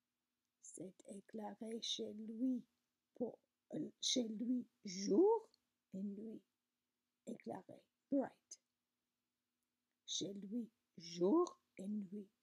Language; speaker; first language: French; non-native, learner; English